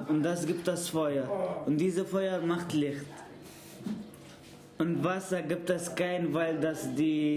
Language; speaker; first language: German; non-native, learner; Arabic